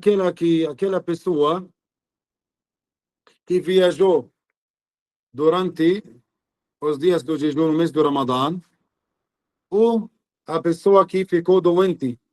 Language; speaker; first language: Portuguese; non-native, fluent; Arabic